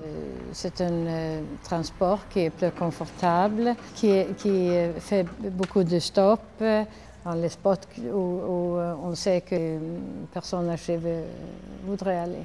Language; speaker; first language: French; non-native, fluent; Swedish